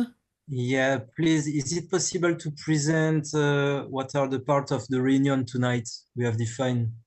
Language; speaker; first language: English; non-native, learner; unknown